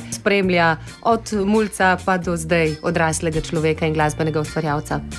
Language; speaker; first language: Slovenian; native; Slovenian